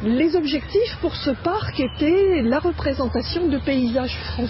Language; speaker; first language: French; native; French